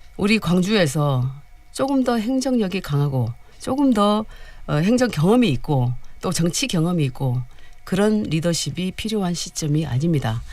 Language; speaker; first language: Korean; native; Korean